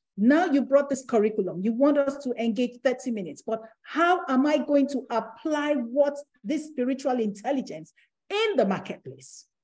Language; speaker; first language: English; non-native, local second language; Yoruba